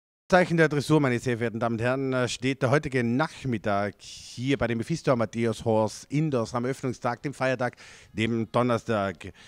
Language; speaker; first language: German; native; German